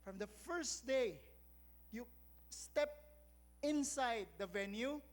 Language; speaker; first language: English; non-native, local second language; Filipino